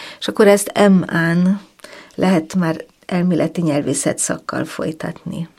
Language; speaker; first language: Hungarian; native; Hungarian